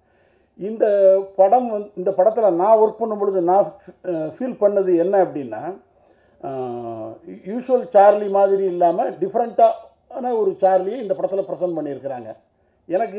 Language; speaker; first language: Tamil; native; Tamil